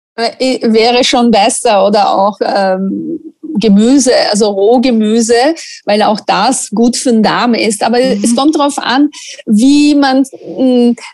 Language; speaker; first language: German; non-native, fluent; Italian